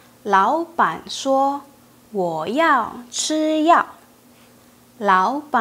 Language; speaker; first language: Chinese; non-native, fluent; Indonesian